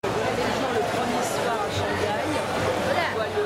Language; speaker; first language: French; native; French